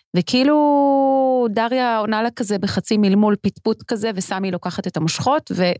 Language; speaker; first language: Hebrew; native; Hebrew